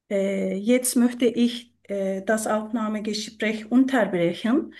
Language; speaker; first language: German; non-native, learner; Turkish